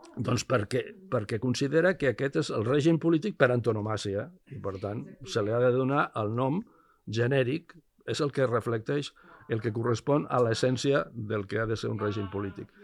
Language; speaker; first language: Catalan; non-native, local second language; Spanish